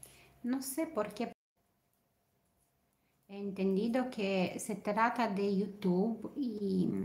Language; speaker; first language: Spanish; non-native, fluent; Romanian